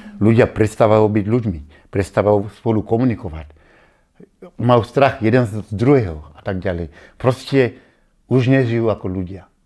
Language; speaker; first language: Slovak; non-native, fluent; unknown